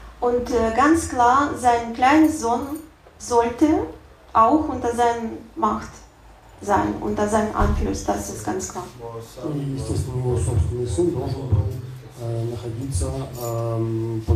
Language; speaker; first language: German; non-native, fluent; Russian